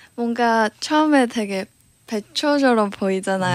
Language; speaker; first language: Korean; non-native, fluent; Cantonese